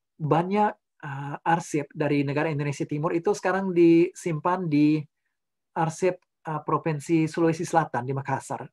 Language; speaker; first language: Indonesian; non-native, fluent; English